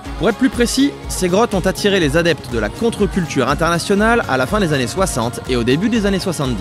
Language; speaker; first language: French; native; French